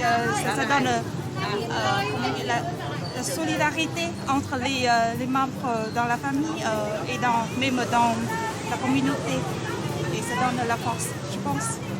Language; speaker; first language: French; non-native, fluent; Vietnamese